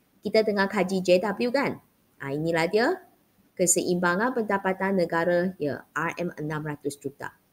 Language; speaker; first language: Malay; non-native, local second language; Chinese